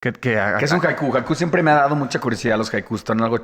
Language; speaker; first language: Spanish; native; Spanish